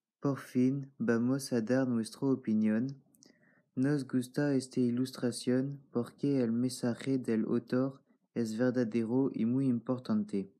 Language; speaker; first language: Spanish; non-native, learner; French